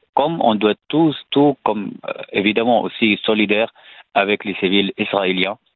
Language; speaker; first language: French; non-native, fluent; Arabic